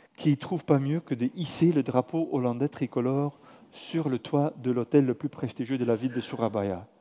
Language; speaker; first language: French; non-native, fluent; Dutch